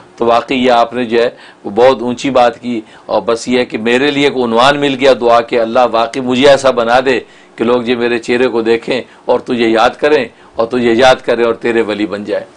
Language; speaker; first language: Urdu; native; Urdu